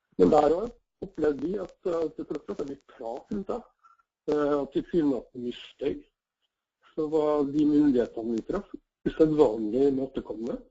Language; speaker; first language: Norwegian; native; Norwegian